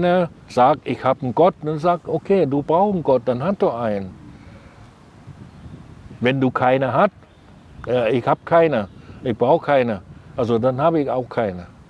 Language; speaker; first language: German; non-native, learner; Thai